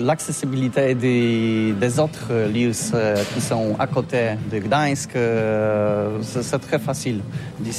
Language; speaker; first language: French; non-native, learner; Polish